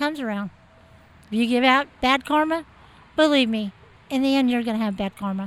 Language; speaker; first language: English; native; English